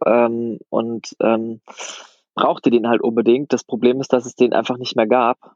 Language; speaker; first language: German; native; German